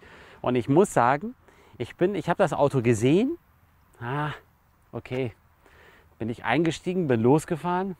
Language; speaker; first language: German; native; German